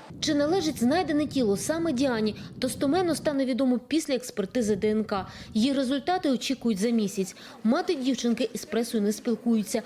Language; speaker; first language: Ukrainian; native; Ukrainian